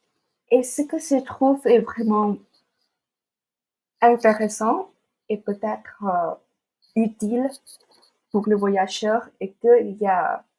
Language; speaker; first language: French; non-native, fluent; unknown